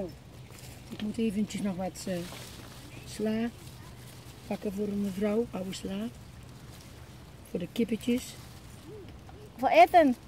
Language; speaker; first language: Dutch; native; Dutch